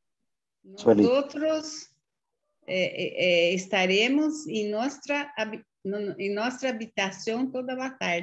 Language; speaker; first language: Spanish; non-native, learner; Portuguese